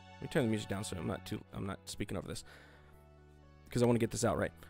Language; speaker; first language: English; native; English